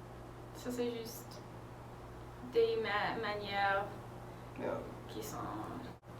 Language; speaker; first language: French; non-native, fluent; English